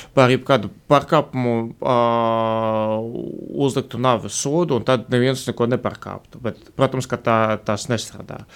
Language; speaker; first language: Latvian; non-native, fluent; Russian